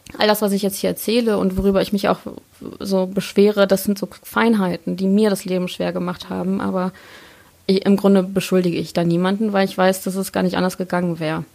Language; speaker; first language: German; early bilingual, other home language; Polish